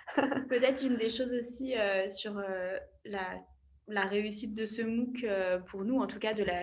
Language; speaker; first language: French; native; French